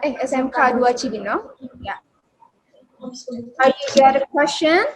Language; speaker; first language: English; non-native, learner; Indonesian